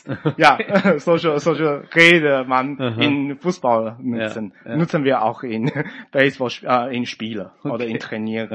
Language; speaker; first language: German; non-native, fluent; Chinese